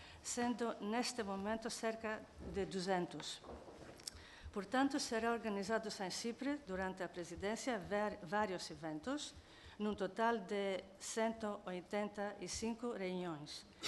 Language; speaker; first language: Portuguese; non-native, learner; Greek